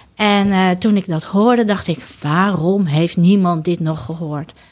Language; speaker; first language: Dutch; early bilingual, other home language; Indonesian